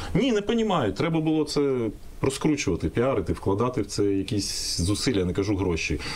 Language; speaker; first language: Ukrainian; non-native, local second language; Russian